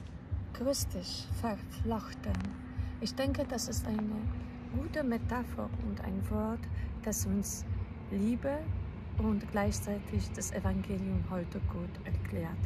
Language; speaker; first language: German; non-native, fluent; Polish